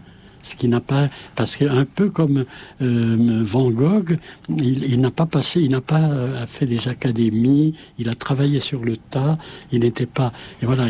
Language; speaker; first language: French; native; French